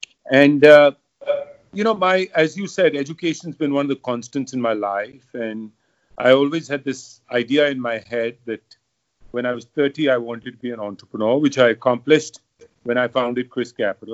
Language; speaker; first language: English; non-native, local second language; Hindi